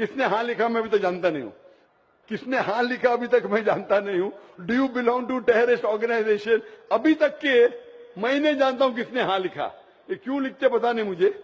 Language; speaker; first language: Hindi; non-native, local second language; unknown